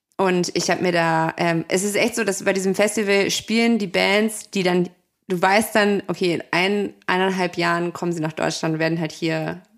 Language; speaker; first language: German; native; German